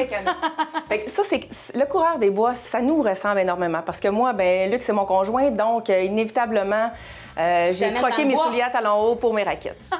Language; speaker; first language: French; native; French